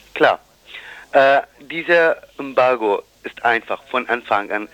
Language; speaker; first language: German; non-native, fluent; Kurdish